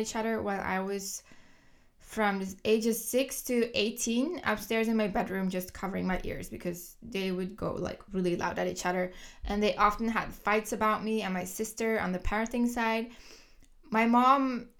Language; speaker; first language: English; non-native, fluent; Dutch